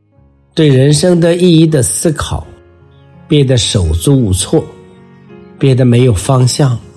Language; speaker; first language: Chinese; native; Chinese